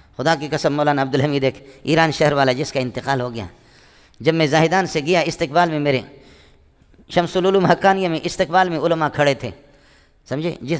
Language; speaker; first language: Urdu; non-native, local second language; Brahui